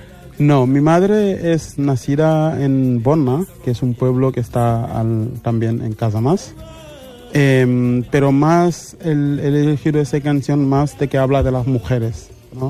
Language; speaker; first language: Spanish; non-native, fluent; Mandingo